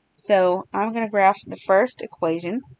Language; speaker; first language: English; native; English